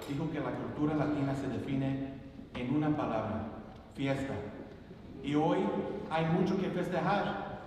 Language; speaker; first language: Spanish; early bilingual, other home language; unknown